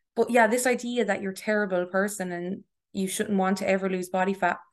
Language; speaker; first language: English; native; English